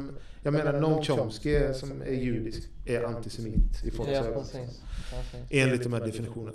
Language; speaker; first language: Swedish; native; Swedish